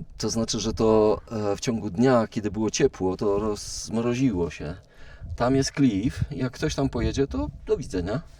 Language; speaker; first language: Polish; native; Polish